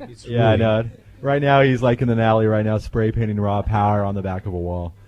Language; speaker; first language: English; native; English